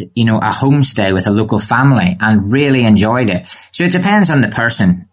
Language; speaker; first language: English; native; English